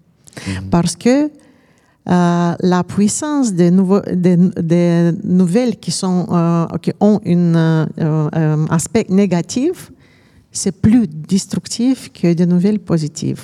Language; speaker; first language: French; non-native, fluent; Romanian